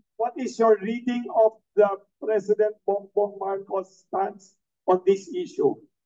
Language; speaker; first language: English; non-native, local second language; Filipino